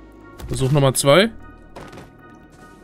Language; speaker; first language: German; native; German